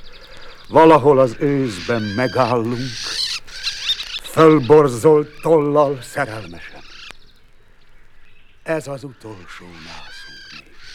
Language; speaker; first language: Hungarian; native; Hungarian